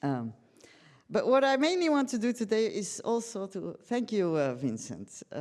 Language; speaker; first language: English; non-native, fluent; Dutch